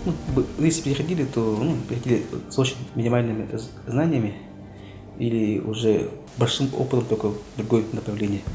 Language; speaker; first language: Russian; non-native, local second language; Yakut